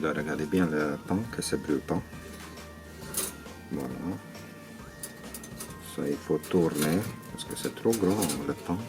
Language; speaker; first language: French; non-native, learner; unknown